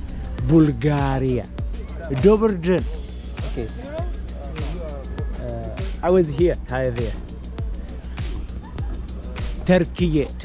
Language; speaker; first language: English; non-native, learner; Amharic